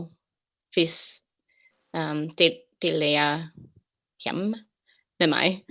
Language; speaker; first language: Danish; non-native, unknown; English